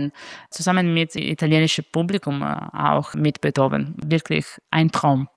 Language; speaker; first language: German; non-native, learner; Italian